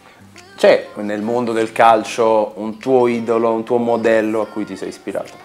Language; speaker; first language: Italian; native; Italian